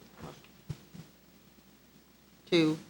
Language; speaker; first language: English; native; English